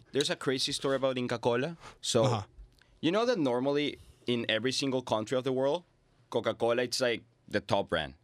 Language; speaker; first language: English; non-native, fluent; Spanish